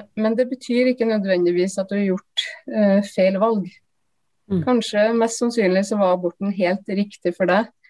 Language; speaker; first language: Norwegian; native; Norwegian